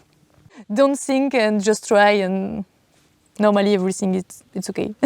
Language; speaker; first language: English; non-native, learner; French